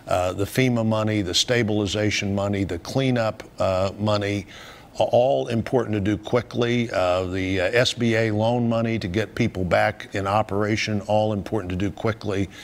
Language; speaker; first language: English; native; English